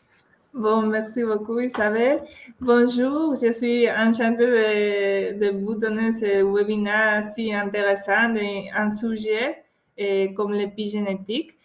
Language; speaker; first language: French; non-native, fluent; Spanish